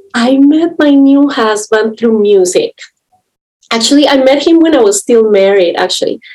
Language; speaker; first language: English; non-native, fluent; Spanish